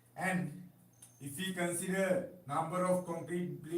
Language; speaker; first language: English; non-native, local second language; Sinhala